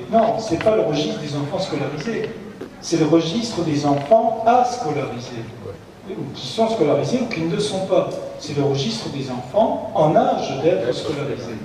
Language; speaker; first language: French; native; French